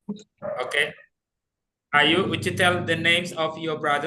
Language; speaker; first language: English; non-native, fluent; Indonesian